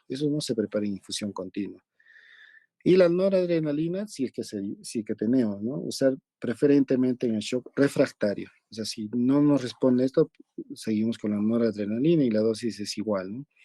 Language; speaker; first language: Spanish; native; Spanish